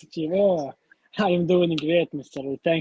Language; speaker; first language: English; non-native, learner; Arabic